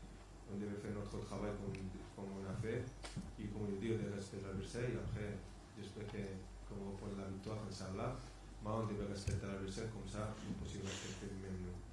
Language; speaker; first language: French; non-native, fluent; Spanish